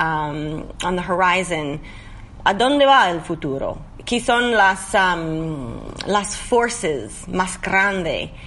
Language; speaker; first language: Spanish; non-native, learner; English